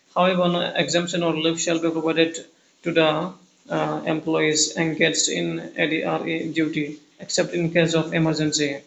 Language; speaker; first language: English; non-native, local second language; Assamese